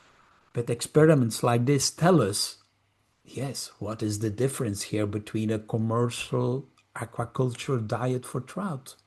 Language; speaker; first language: English; non-native, fluent; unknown